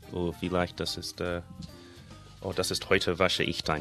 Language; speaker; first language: German; non-native, learner; English